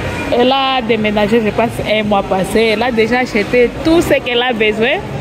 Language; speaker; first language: French; non-native, local second language; Swahili